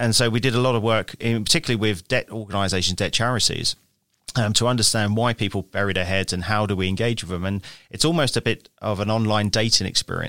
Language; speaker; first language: English; native; English